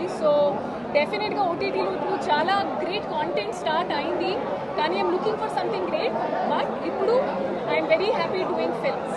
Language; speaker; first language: Telugu; non-native, fluent; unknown